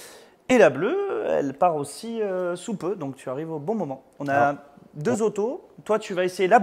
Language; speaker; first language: French; native; French